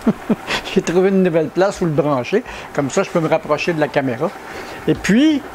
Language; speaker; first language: French; native; French